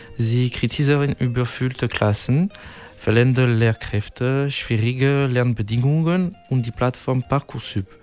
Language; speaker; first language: German; non-native, learner; French